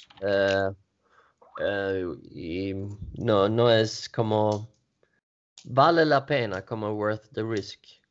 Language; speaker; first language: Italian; non-native, learner; Swedish